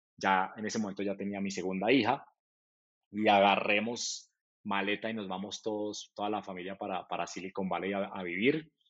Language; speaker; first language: Spanish; native; Spanish